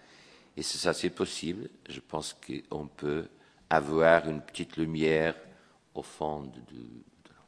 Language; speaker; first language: French; non-native, fluent; Portuguese